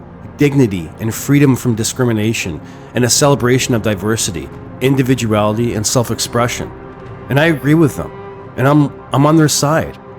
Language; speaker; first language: English; native; English